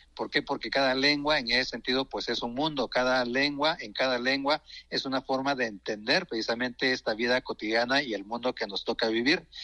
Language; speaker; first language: Spanish; non-native, local second language; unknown